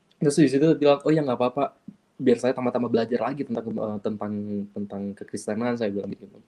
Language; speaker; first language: Indonesian; non-native, local second language; Achinese